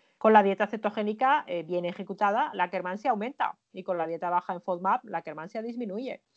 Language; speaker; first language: Spanish; non-native, fluent; Finnish